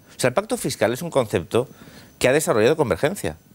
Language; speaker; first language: Spanish; non-native, local second language; Catalan